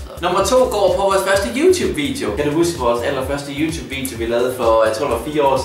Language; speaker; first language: Danish; native; Danish